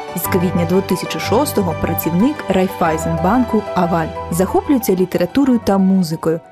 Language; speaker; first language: Ukrainian; native; Ukrainian